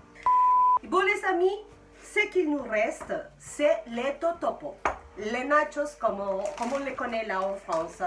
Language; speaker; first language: French; non-native, fluent; Spanish